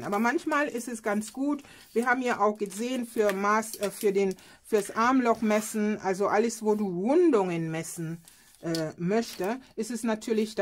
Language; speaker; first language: German; non-native, fluent; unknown